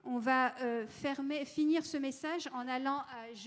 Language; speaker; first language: French; native; French